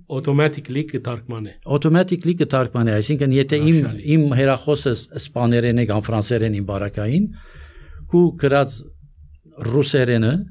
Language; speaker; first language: Armenian; native; Armenian